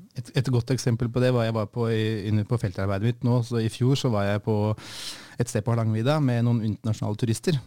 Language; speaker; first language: Norwegian; native; Norwegian